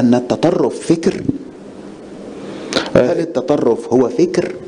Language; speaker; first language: Arabic; non-native, fluent; Indonesian